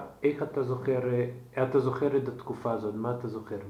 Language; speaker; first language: Hebrew; non-native, fluent; Slovak